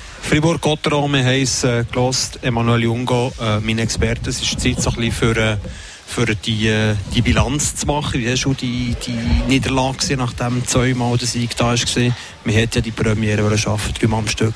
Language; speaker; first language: German; native; German